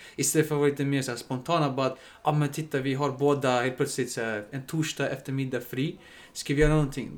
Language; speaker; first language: Swedish; early bilingual, other home language; Spanish